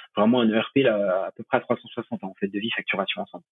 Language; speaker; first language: French; native; French